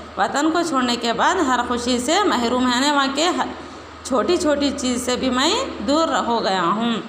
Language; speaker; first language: Urdu; native; Urdu